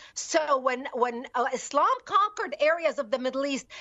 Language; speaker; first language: English; non-native, fluent; Arabic